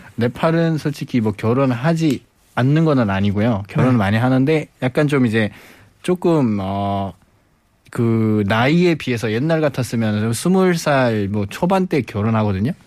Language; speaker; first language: Korean; non-native, fluent; French